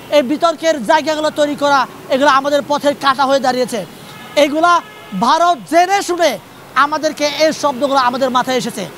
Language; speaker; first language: Bangla; non-native, local second language; Chakma